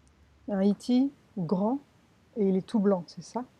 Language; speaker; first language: French; native; French